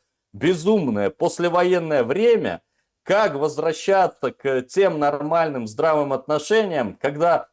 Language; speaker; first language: Russian; native; Russian